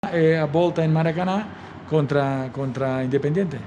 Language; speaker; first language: Portuguese; non-native, learner; Spanish